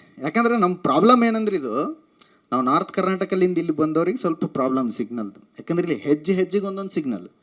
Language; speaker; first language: Kannada; native; Kannada